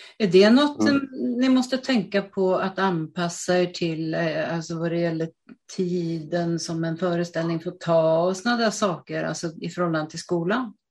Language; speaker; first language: Swedish; native; Swedish